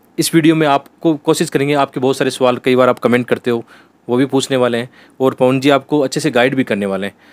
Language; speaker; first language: Hindi; native; Hindi